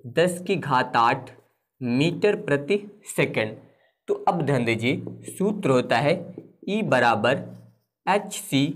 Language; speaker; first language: Hindi; native; Hindi